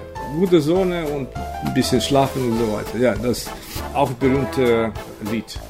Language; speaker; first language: German; non-native, learner; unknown